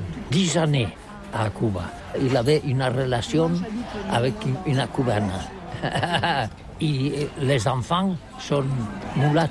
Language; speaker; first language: French; non-native, learner; Catalan